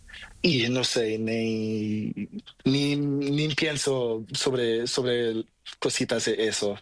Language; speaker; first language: Spanish; non-native, learner; Portuguese